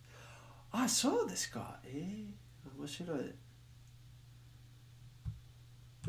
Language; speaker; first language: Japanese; non-native, learner; English